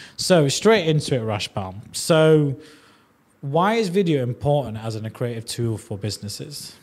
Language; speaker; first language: English; native; English